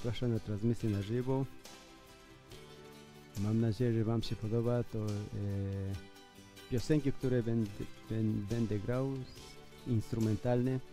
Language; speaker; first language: Polish; non-native, learner; Spanish